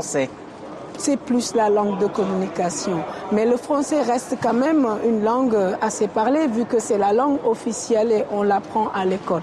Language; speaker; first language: French; non-native, local second language; Wolof